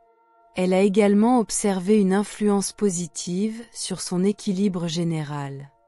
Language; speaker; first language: French; native; French